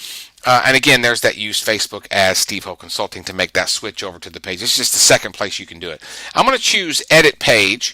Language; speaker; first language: English; native; English